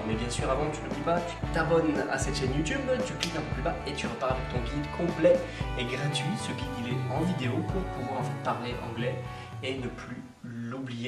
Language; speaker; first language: French; non-native, fluent; English